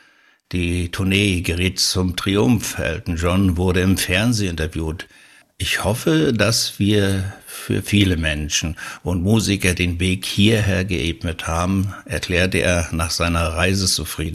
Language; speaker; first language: German; native; German